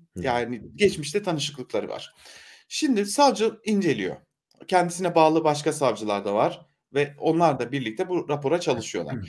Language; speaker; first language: Turkish; native; Turkish